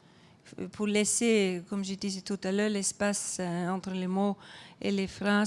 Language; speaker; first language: French; non-native, fluent; Icelandic